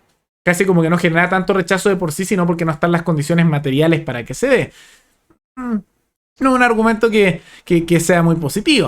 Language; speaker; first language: Spanish; native; Spanish